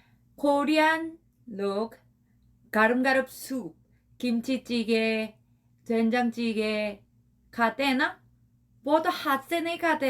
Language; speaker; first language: Hindi; non-native, learner; Korean